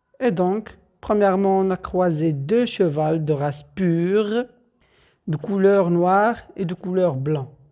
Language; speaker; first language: French; non-native, local second language; Arabic